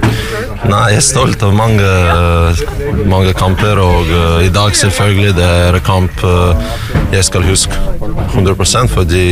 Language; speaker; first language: Norwegian; non-native, learner; Russian